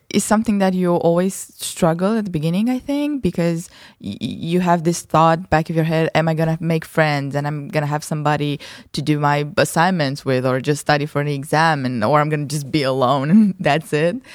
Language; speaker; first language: English; non-native, fluent; Romanian